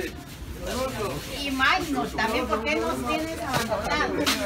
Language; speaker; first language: Spanish; native; Spanish